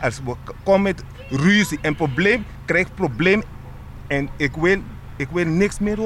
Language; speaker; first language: Dutch; non-native, local second language; Papiamento